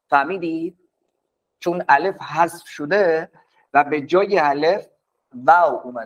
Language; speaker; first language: Persian; non-native, fluent; Urdu